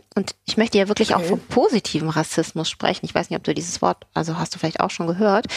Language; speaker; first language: German; native; German